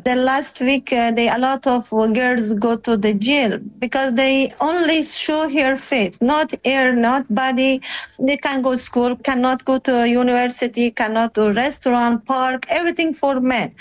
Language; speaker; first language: English; non-native, learner; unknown